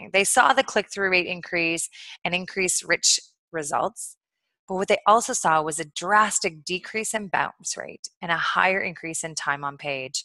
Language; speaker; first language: English; native; English